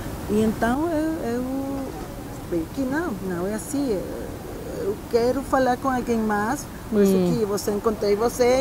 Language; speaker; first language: Portuguese; non-native, fluent; Spanish